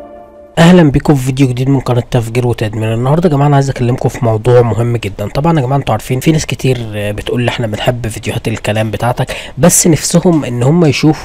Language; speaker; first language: Arabic; native; Arabic